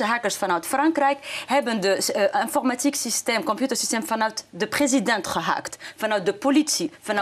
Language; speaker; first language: Dutch; non-native, fluent; Arabic